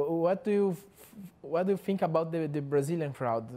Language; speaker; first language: English; non-native, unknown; Portuguese